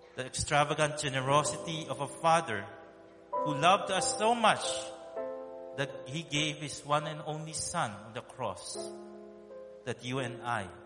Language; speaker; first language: English; non-native, local second language; Min Nan Chinese